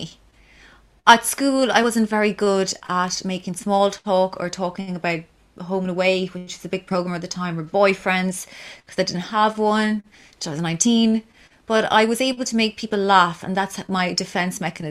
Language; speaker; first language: English; native; English